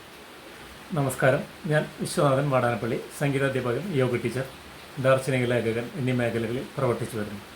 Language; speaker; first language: Malayalam; native; Malayalam